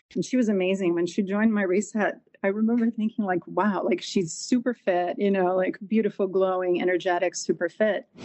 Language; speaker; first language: English; non-native, fluent; Portuguese